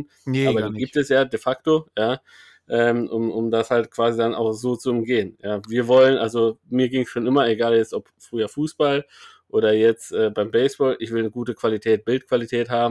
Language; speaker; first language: German; native; German